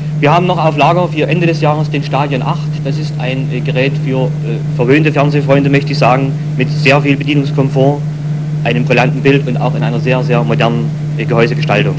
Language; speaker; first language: German; native; German